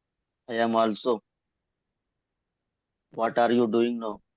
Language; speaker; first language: English; non-native, learner; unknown